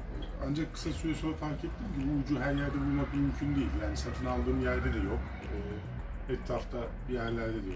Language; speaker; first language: Turkish; native; Turkish